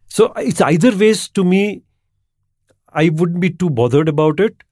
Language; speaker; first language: English; non-native, local second language; Gujarati